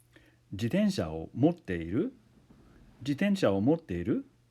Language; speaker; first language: Japanese; non-native, fluent; English